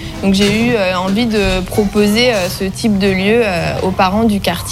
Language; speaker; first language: French; native; French